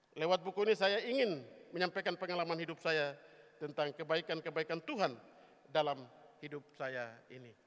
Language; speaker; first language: Indonesian; native; Indonesian